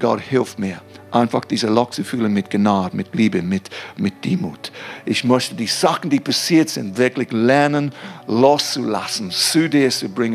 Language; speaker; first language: German; non-native, fluent; English